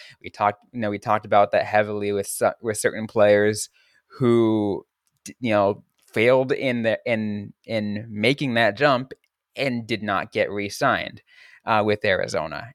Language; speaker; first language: English; native; English